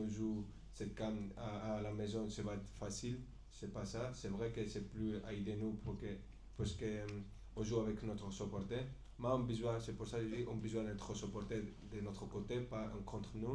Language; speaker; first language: French; non-native, fluent; Spanish